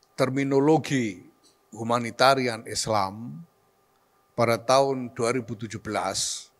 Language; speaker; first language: Indonesian; native; Indonesian